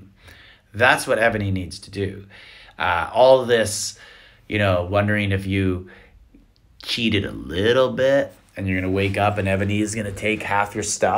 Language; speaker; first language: English; native; English